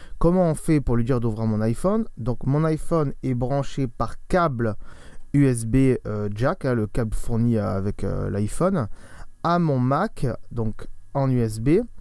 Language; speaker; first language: French; native; French